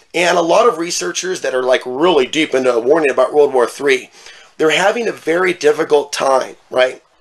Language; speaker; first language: English; native; English